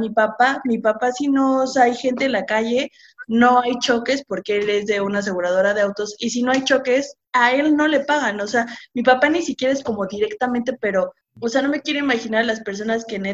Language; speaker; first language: Spanish; native; Spanish